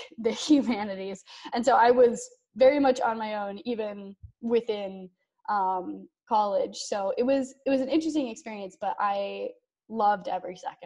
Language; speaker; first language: English; native; English